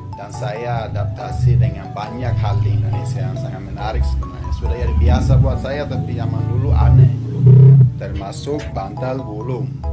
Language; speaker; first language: Indonesian; non-native, fluent; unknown